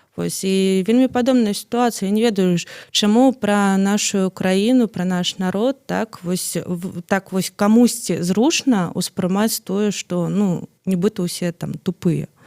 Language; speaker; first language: Belarusian; native; Belarusian